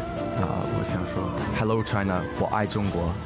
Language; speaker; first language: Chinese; early bilingual, heritage; English